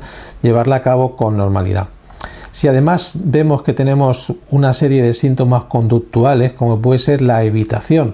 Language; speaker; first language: Spanish; native; Spanish